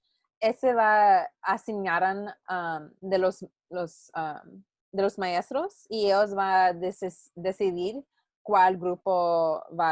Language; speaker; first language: Spanish; non-native, learner; English